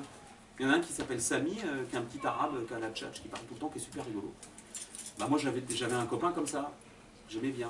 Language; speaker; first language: French; native; French